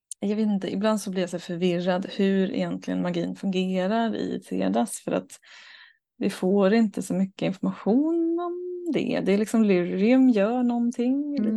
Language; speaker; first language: Swedish; native; Swedish